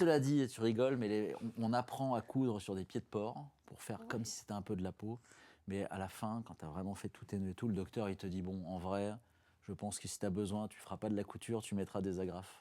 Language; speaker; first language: French; native; French